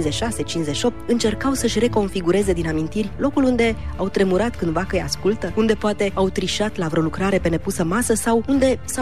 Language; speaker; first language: Romanian; native; Romanian